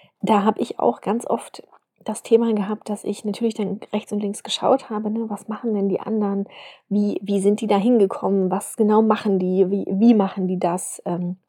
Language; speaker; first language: German; native; German